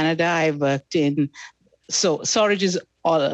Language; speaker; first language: English; non-native, local second language; Sinhala